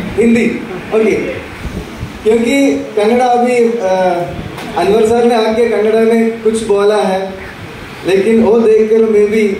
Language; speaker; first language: Hindi; non-native, local second language; Malayalam